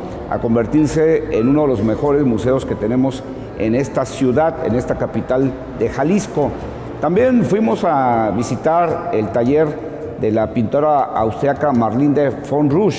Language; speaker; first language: Spanish; native; Spanish